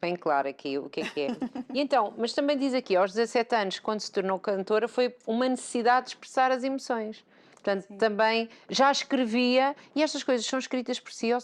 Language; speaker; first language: Portuguese; native; Portuguese